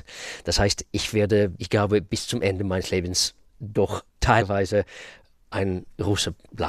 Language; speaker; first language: German; non-native, fluent; Russian